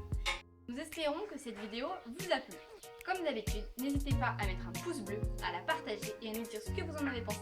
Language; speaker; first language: French; native; French